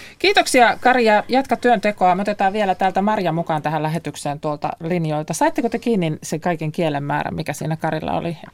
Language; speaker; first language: Finnish; native; Finnish